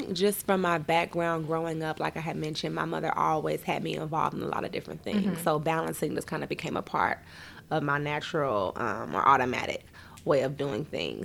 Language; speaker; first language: English; native; English